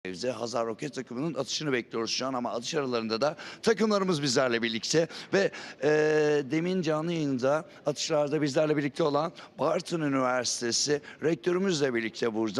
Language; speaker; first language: Turkish; native; Turkish